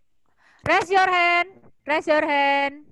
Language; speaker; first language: English; non-native, fluent; Indonesian